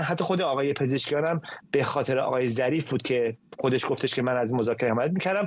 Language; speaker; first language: Persian; native; Persian